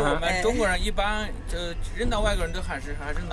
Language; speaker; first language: Chinese; native; Chinese